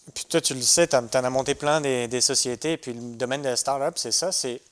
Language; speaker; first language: French; native; French